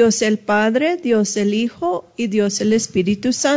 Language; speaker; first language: Spanish; early bilingual, heritage; Spanish